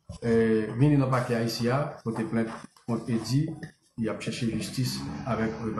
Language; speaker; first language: French; non-native, local second language; Haitian Creole